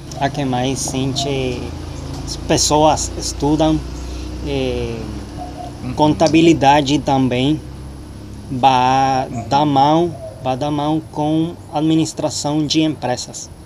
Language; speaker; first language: Portuguese; non-native, learner; Spanish